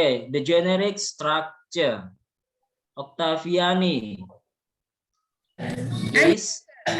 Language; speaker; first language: English; non-native, learner; Indonesian